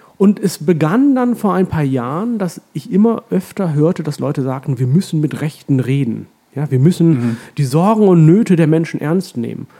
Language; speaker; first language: German; early bilingual, other home language; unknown